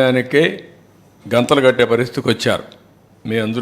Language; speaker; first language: Telugu; native; Telugu